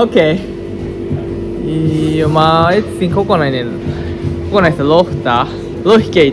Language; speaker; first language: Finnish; non-native, learner; Japanese